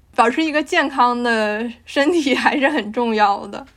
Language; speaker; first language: Chinese; native; Chinese